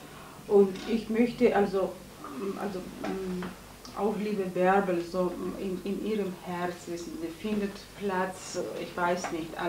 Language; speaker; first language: German; non-native, fluent; Georgian